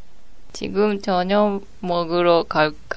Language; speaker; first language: Korean; non-native, learner; Japanese